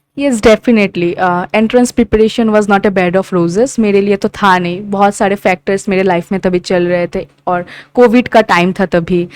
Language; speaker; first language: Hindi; non-native, local second language; Assamese